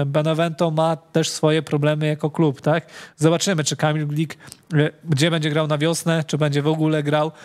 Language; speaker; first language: Polish; native; Polish